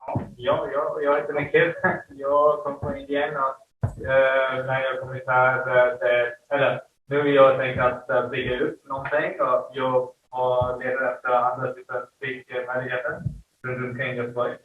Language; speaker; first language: Swedish; non-native, learner; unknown